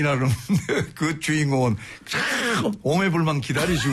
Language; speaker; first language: Korean; native; Korean